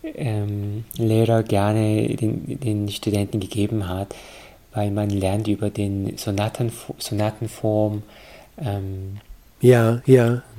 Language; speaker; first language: German; non-native, fluent; Korean